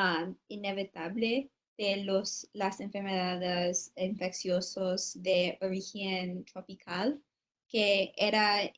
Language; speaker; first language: Spanish; non-native, learner; English